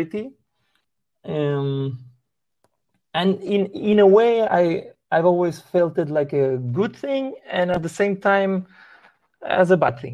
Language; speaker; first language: English; non-native, fluent; Spanish